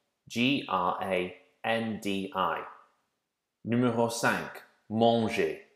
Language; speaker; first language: French; non-native, fluent; English